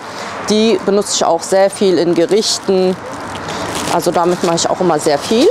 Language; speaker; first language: German; native; German